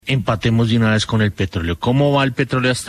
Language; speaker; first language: Spanish; native; Spanish